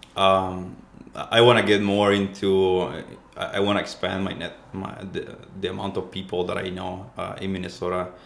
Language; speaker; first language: English; non-native, fluent; Spanish